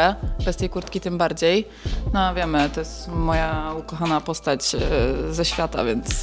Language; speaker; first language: Polish; native; Polish